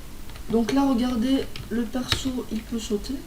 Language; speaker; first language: French; native; French